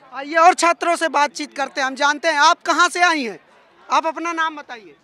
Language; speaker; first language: Hindi; native; Hindi